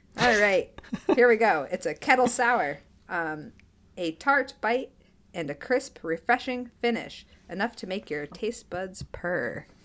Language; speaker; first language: English; native; English